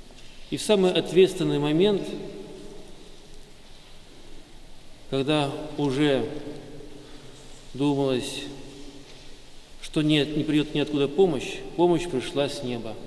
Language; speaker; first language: Russian; native; Russian